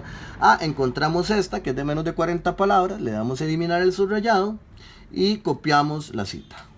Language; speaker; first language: Spanish; native; Spanish